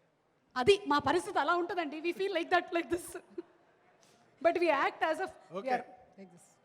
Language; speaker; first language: Telugu; native; Telugu